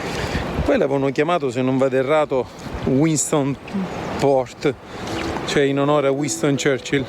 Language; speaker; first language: Italian; native; Italian